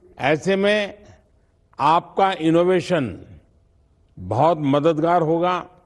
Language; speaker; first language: Hindi; non-native, local second language; Gujarati